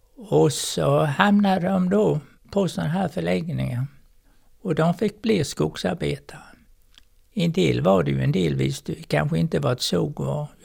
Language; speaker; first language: Swedish; native; Swedish